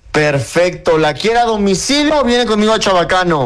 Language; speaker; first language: Spanish; native; Spanish